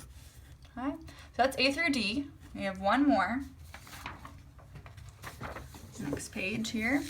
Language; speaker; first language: English; native; English